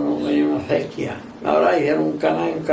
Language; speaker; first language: Spanish; native; Spanish